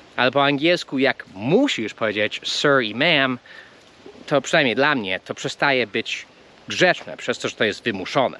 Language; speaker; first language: Polish; non-native, fluent; English